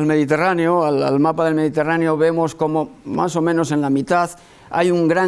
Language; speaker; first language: Spanish; native; Spanish